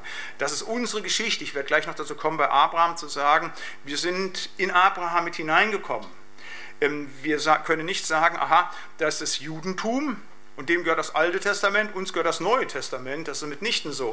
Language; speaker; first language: German; native; German